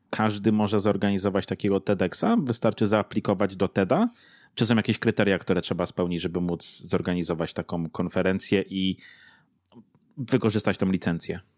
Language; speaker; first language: Polish; native; Polish